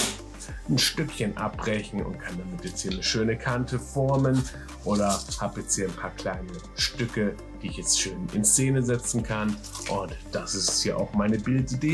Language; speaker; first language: German; native; German